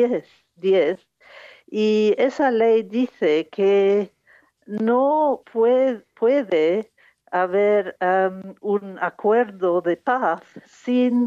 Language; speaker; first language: Spanish; non-native, fluent; English